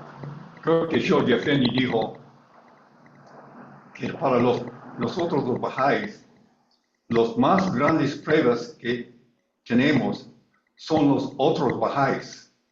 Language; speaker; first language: Spanish; non-native, learner; English